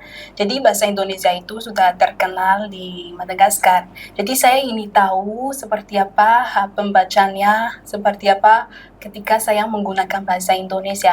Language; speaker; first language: Indonesian; non-native, learner; Malagasy